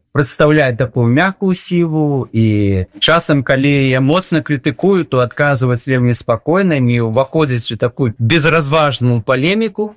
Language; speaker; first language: Belarusian; non-native, local second language; Russian